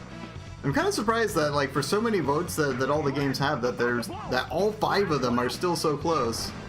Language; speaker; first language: English; native; English